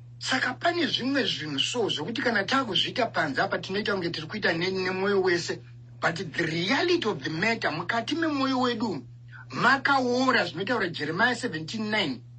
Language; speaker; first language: Shona; native; Shona